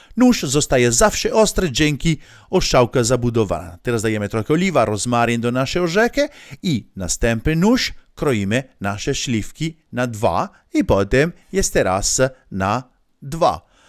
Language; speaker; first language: Polish; non-native, learner; Italian